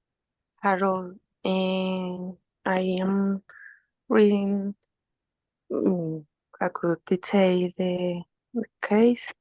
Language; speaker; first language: English; non-native, learner; Spanish